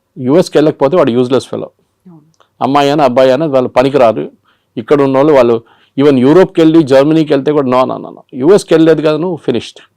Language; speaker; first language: Telugu; non-native, local second language; Malayalam